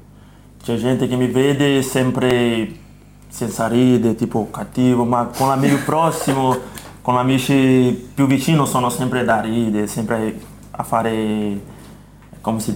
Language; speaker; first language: Italian; non-native, fluent; Portuguese